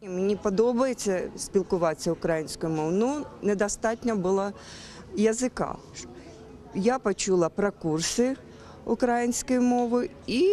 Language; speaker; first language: Ukrainian; non-native, local second language; Russian